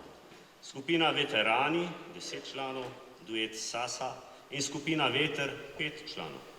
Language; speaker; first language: Slovenian; native; Slovenian